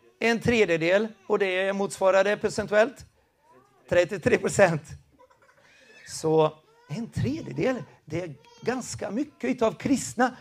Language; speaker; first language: Swedish; non-native, fluent; Spanish